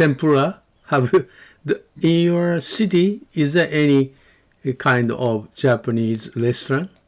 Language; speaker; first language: English; non-native, learner; Japanese